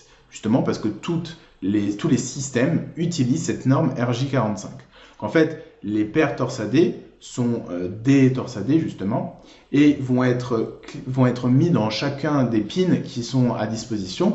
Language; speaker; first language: French; native; French